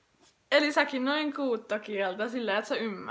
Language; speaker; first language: Finnish; native; Finnish